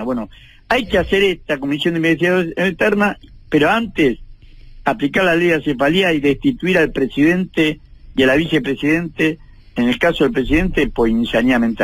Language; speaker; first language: Spanish; native; Spanish